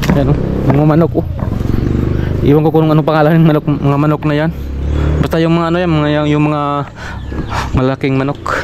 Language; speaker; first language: Filipino; non-native, local second language; Cebuano